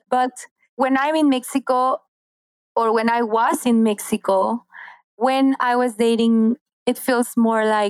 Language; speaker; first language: English; non-native, fluent; Spanish